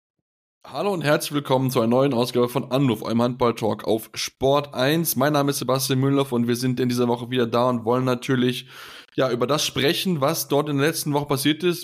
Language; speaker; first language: German; native; German